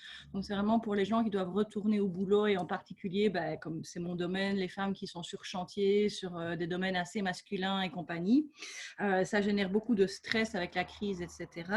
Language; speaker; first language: French; native; French